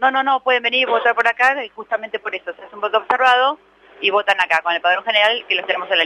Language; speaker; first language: Spanish; native; Spanish